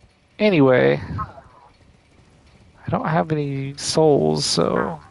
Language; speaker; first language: English; native; English